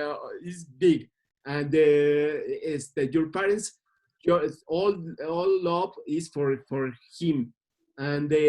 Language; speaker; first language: English; non-native, learner; Spanish